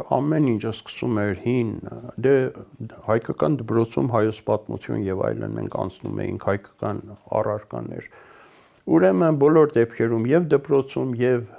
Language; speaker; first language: Armenian; early bilingual, heritage; Armenian